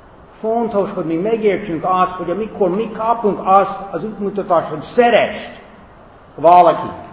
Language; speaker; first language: Hungarian; non-native, fluent; English